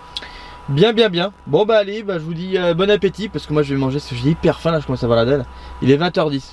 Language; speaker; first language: French; native; French